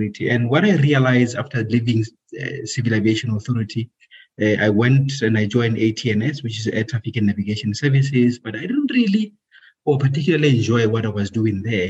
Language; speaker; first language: English; non-native, local second language; Southern Sotho